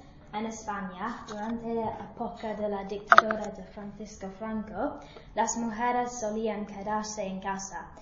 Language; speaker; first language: Spanish; non-native, learner; English